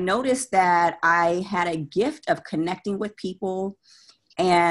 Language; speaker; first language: English; native; English